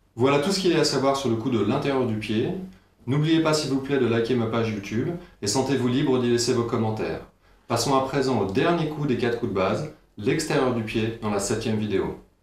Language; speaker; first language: French; native; French